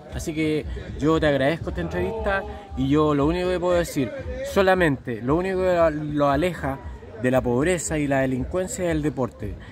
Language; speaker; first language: Spanish; native; Spanish